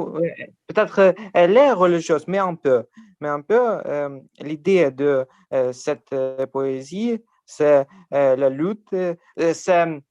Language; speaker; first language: French; non-native, learner; Ukrainian